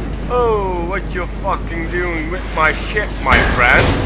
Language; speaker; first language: English; non-native, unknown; Dutch